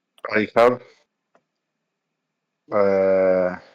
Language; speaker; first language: English; non-native, learner; Spanish